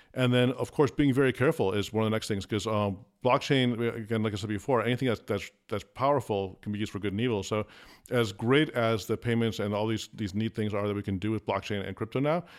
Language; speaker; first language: English; early bilingual, other home language; Afrikaans